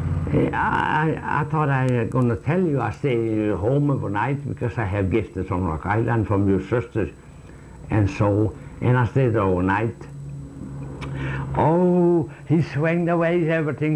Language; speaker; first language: English; non-native, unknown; Swedish